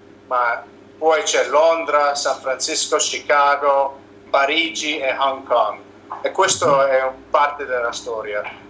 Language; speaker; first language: Italian; non-native, learner; English